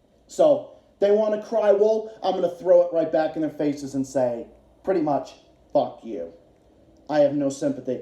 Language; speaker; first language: English; native; English